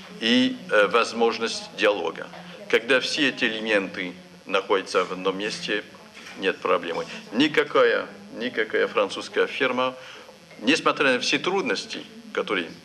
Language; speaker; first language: Russian; non-native, fluent; French